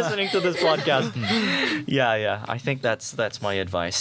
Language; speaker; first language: English; non-native, local second language; Filipino